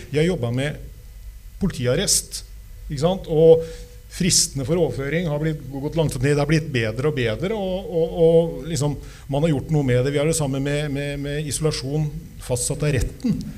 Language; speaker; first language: Norwegian; native; Norwegian